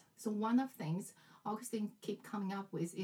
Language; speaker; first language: English; non-native, fluent; Chinese